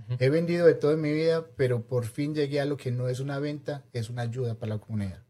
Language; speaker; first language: Spanish; native; Spanish